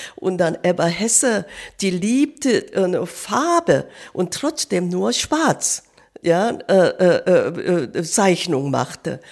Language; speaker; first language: German; non-native, fluent; Korean